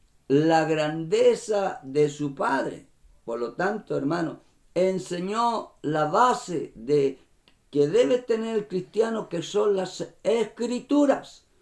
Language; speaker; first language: Spanish; native; Spanish